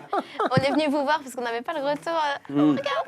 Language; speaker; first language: French; native; French